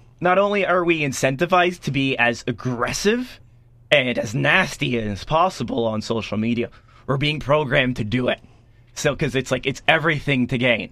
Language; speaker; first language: English; native; English